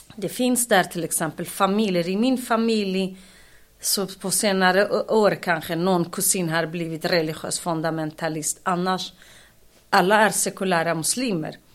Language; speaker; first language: Swedish; non-native, fluent; Kurdish